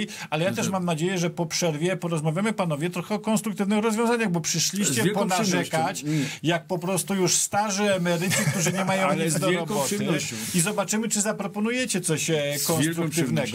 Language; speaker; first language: Polish; native; Polish